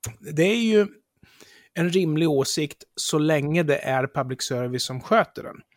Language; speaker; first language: Swedish; native; Swedish